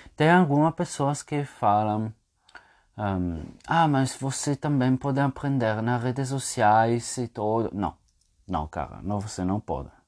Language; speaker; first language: Portuguese; non-native, fluent; French